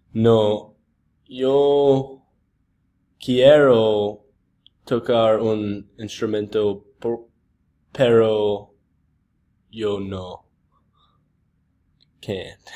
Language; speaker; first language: Spanish; non-native, learner; English